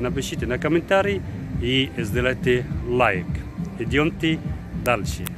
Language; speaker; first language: Russian; non-native, fluent; Arabic